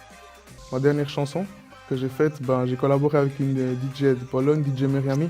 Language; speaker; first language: French; early bilingual, other home language; Spanish